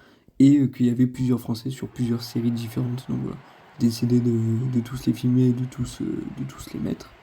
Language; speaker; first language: French; native; French